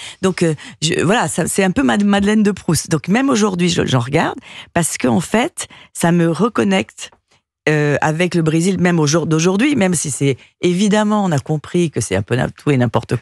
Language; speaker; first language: French; early bilingual, other home language; Portuguese